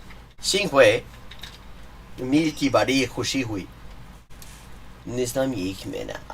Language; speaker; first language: Czech; non-native, learner; English